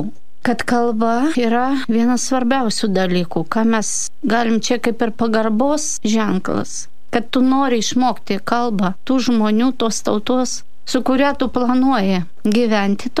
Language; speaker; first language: Lithuanian; non-native, fluent; Russian